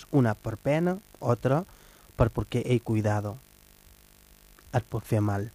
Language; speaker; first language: Catalan; non-native, fluent; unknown